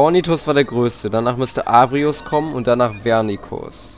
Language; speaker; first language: German; native; German